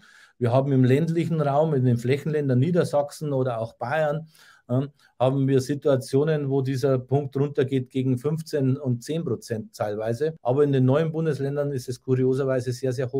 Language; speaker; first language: German; native; German